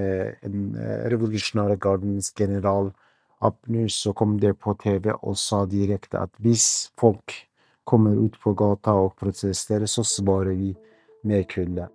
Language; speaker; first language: Norwegian; non-native, fluent; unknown